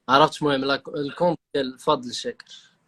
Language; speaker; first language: Arabic; native; Arabic